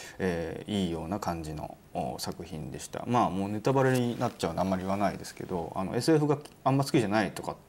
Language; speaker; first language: Japanese; native; Japanese